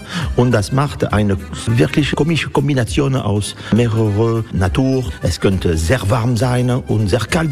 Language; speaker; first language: German; non-native, fluent; French